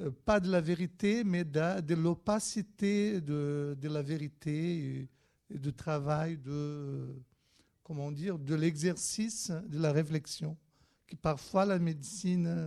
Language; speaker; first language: French; non-native, fluent; Portuguese